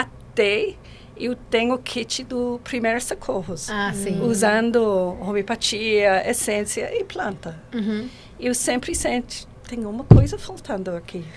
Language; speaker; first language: Portuguese; non-native, fluent; English